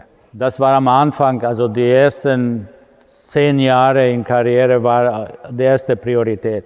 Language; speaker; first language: German; non-native, fluent; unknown